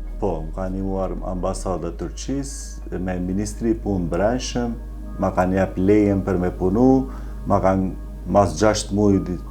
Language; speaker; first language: Albanian; non-native, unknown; Turkish